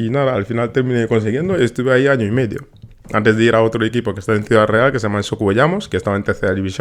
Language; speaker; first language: Spanish; non-native, fluent; Wolof